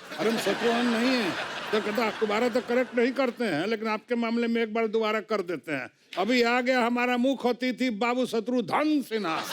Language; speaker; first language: Hindi; native; Hindi